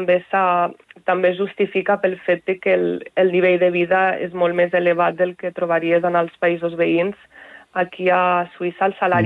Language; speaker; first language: Catalan; native; Catalan